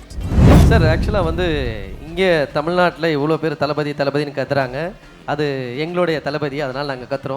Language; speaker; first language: Tamil; native; Tamil